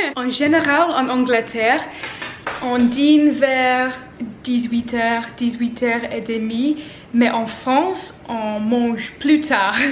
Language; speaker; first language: French; non-native, learner; English